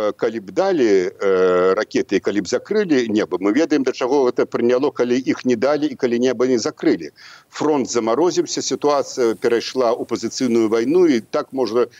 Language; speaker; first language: Belarusian; native; Belarusian